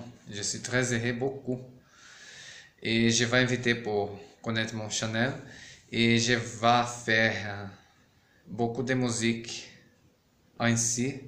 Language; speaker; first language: French; non-native, learner; Portuguese